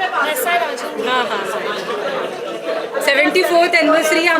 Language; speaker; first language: Hindi; native; Hindi